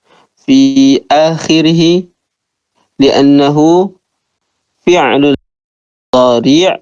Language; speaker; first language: Arabic; non-native, learner; Indonesian